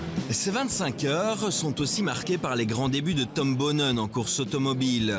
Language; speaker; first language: French; native; French